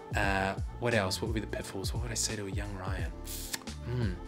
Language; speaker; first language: English; native; English